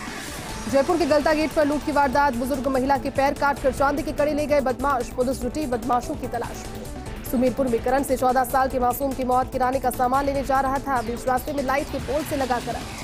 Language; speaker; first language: Hindi; native; Hindi